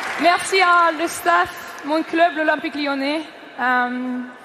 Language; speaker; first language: French; non-native, learner; Norwegian